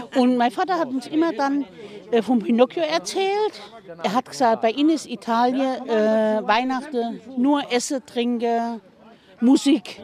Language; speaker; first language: German; non-native, learner; Italian